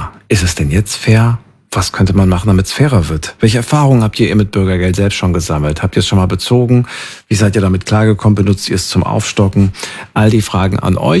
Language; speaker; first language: German; native; German